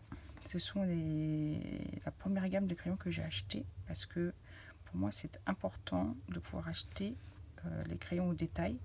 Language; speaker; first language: French; native; French